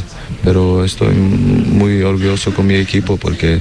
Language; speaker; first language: Spanish; non-native, learner; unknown